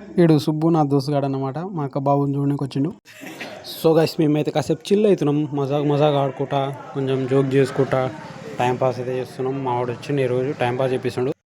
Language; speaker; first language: Telugu; non-native, local second language; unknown